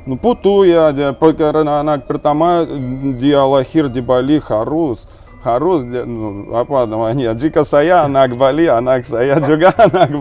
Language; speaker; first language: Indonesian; non-native, learner; Russian